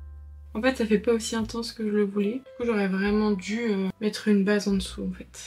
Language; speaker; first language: French; native; French